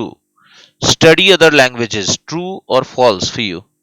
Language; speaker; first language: English; non-native, fluent; Hindi